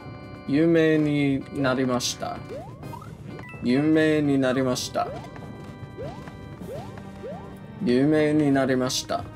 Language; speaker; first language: Japanese; non-native, learner; English